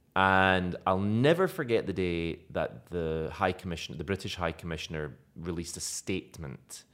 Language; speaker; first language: English; native; English